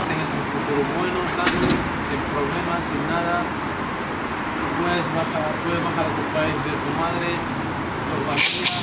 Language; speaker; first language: Spanish; non-native, learner; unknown